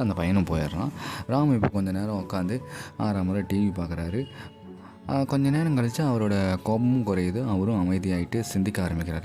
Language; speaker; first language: Tamil; native; Tamil